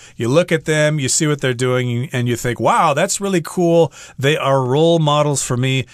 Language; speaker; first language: English; native; English